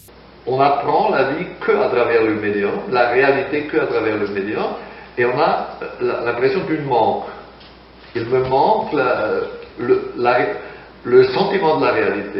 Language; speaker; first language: French; non-native, fluent; German